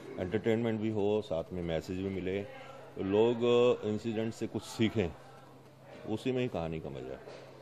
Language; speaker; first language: Hindi; native; Hindi